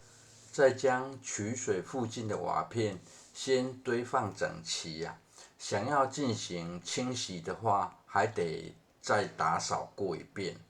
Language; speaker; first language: Chinese; native; Chinese